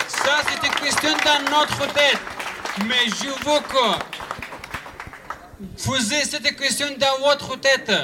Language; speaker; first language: French; non-native, learner; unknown